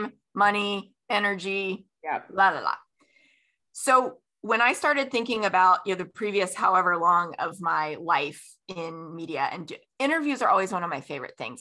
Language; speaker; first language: English; native; English